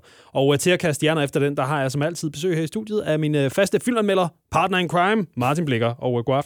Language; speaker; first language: Danish; native; Danish